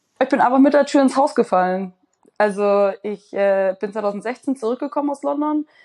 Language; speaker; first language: German; native; German